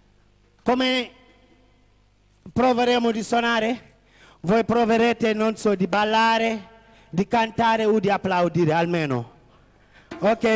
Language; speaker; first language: Italian; non-native, fluent; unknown